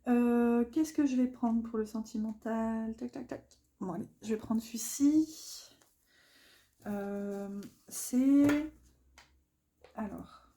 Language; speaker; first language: French; native; French